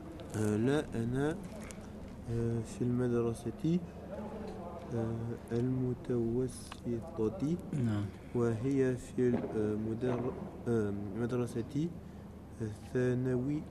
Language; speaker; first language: Arabic; non-native, learner; French